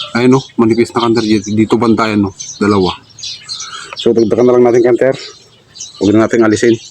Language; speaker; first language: Filipino; non-native, local second language; Iloko